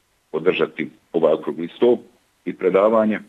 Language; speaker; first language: Bosnian; native; Bosnian